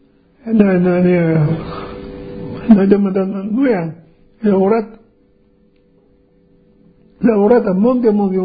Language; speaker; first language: Italian; non-native, local second language; Friulian